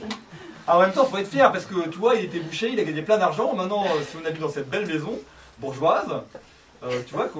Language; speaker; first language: French; native; French